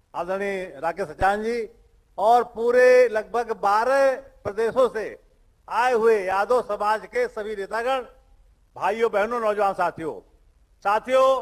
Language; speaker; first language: Hindi; native; Hindi